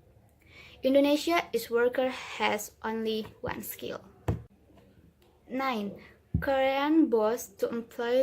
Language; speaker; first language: English; non-native, learner; Indonesian